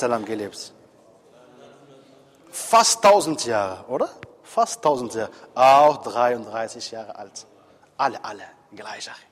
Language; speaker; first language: German; non-native, fluent; Arabic